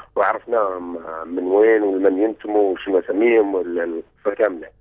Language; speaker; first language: Arabic; native; Arabic